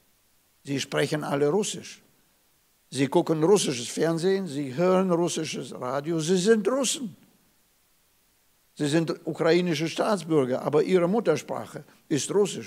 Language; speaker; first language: German; non-native, fluent; Russian